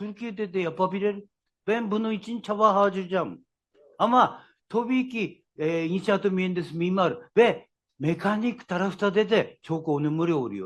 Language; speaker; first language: Turkish; non-native, learner; Japanese